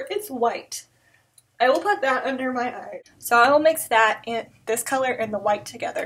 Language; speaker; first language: English; native; English